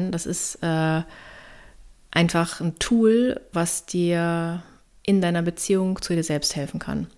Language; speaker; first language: German; native; German